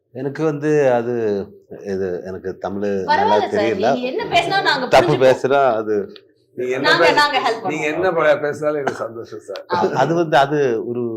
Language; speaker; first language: Tamil; non-native, learner; Malayalam